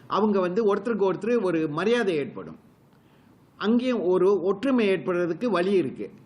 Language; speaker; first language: Tamil; native; Tamil